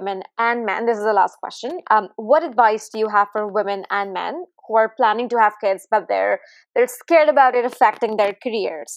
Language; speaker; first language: English; non-native, local second language; Hindi